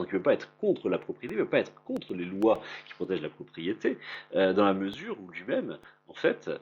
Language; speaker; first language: French; native; French